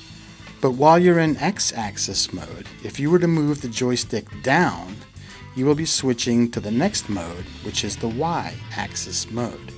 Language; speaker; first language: English; native; English